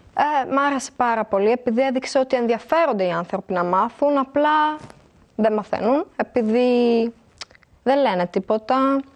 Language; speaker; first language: Greek; early bilingual, heritage; Greek